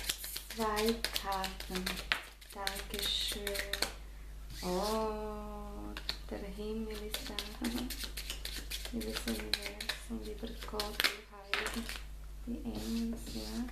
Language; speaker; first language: German; non-native, fluent; Spanish